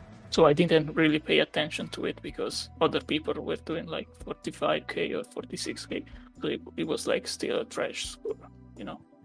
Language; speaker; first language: English; non-native, fluent; Italian